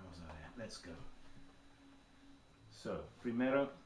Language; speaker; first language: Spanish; non-native, learner; English